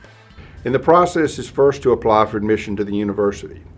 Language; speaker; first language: English; native; English